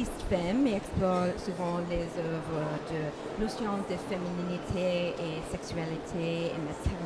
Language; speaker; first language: French; non-native, learner; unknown